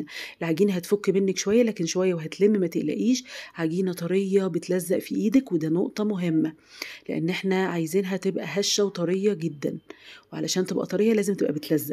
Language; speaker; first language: Arabic; native; Arabic